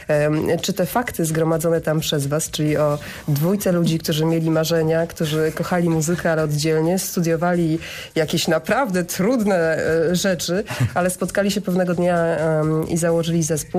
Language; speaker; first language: Polish; native; Polish